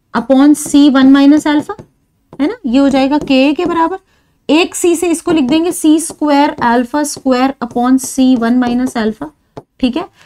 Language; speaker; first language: Hindi; native; Hindi